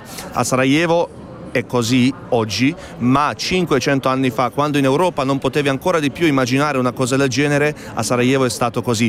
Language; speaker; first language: Italian; non-native, fluent; Bosnian